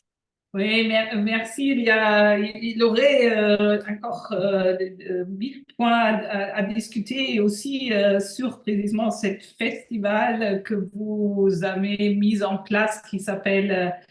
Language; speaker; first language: French; non-native, fluent; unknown